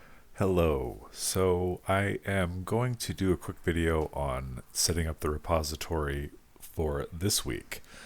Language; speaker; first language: English; native; English